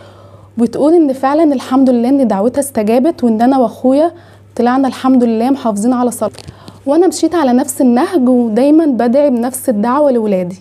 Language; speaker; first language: Arabic; native; Arabic